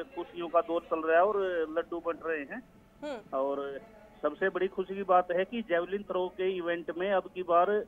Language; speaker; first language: Hindi; native; Hindi